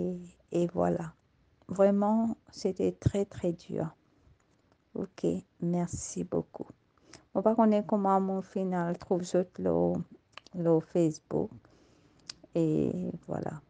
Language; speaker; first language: French; non-native, learner; Morisyen